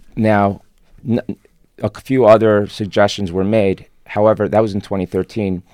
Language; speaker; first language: English; non-native, fluent; Spanish